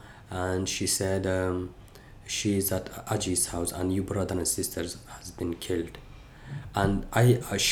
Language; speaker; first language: English; early bilingual, other home language; Persian